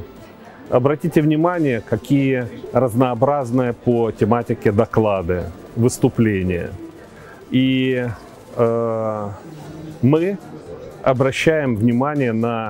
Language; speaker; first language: Russian; native; Russian